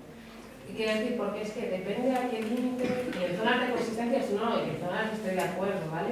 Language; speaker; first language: Spanish; native; Spanish